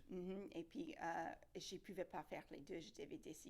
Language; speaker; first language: French; non-native, local second language; English